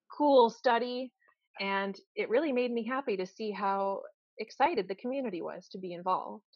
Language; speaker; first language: English; native; English